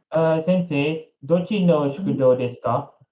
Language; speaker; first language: Japanese; non-native, learner; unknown